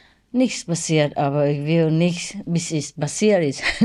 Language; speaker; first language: German; non-native, learner; Vietnamese